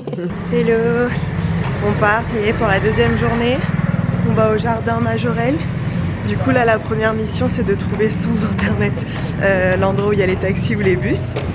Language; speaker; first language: French; native; French